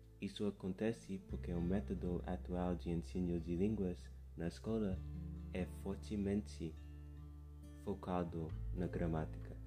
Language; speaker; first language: Portuguese; non-native, fluent; English